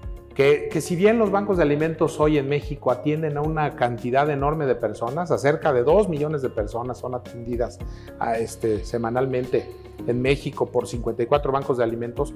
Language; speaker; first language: Spanish; native; Spanish